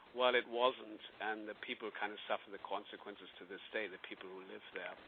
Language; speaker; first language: English; non-native, fluent; German